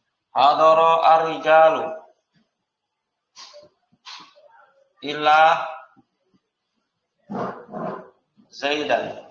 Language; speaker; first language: Arabic; non-native, fluent; Indonesian